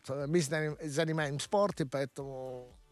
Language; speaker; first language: Russian; non-native, learner; Italian